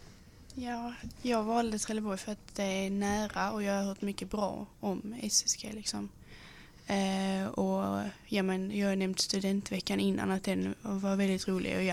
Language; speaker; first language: Swedish; native; Swedish